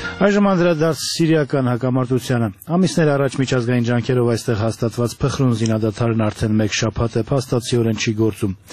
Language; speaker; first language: Armenian; native; Armenian